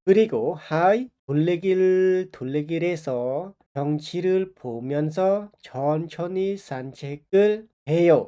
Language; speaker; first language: Korean; non-native, fluent; Khmer